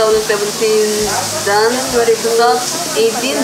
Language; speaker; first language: Indonesian; non-native, learner; Korean